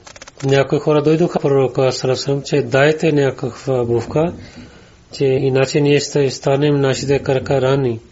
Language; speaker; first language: Bulgarian; non-native, learner; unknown